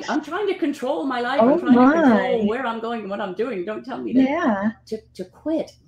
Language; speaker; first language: English; native; English